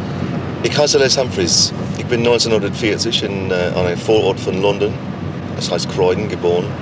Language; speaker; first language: German; non-native, fluent; English